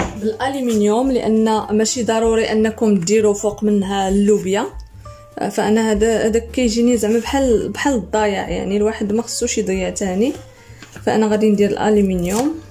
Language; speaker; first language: Arabic; native; Arabic